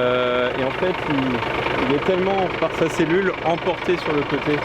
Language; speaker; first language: French; native; French